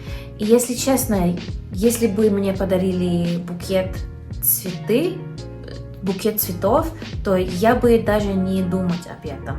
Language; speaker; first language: Russian; non-native, learner; English